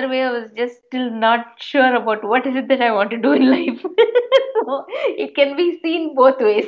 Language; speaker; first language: English; non-native, local second language; Tamil